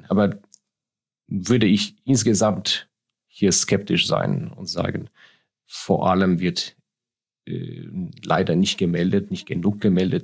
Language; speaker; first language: German; non-native, fluent; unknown